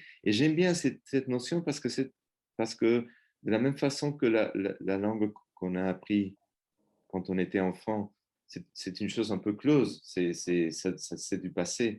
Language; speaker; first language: French; non-native, fluent; Spanish